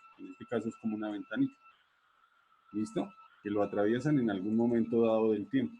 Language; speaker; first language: Spanish; native; Spanish